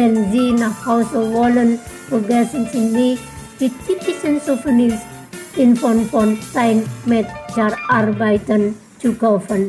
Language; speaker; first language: German; non-native, fluent; Indonesian